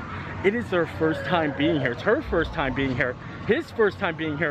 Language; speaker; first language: English; native; English